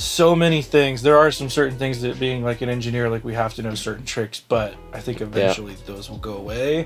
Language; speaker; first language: English; native; English